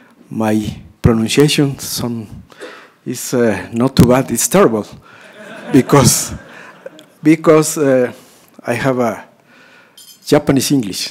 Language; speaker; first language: English; non-native, learner; Spanish